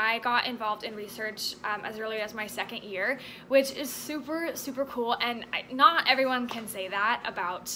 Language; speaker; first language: English; native; English